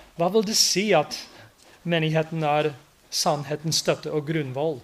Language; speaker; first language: Norwegian; non-native, fluent; English